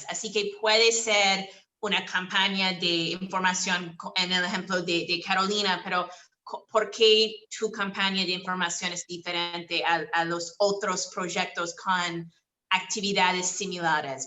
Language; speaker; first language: Spanish; non-native, fluent; English